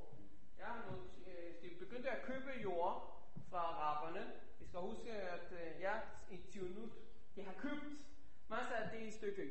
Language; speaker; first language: Danish; non-native, fluent; Hebrew